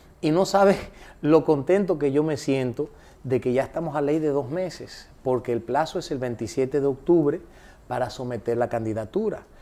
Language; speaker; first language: Spanish; early bilingual, heritage; Spanish